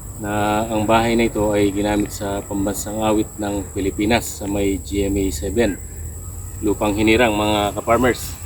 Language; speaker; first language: Filipino; non-native, local second language; Pampanga